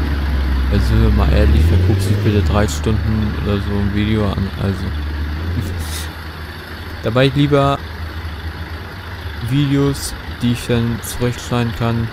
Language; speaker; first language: German; native; German